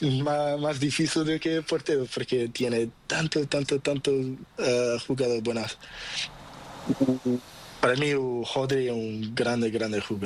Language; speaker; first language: Spanish; non-native, learner; Portuguese